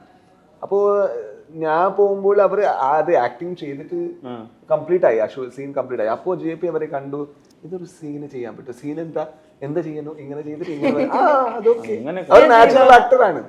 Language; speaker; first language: Malayalam; non-native, learner; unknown